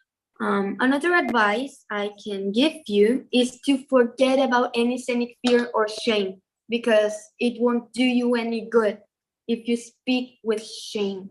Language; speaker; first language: English; non-native, fluent; Spanish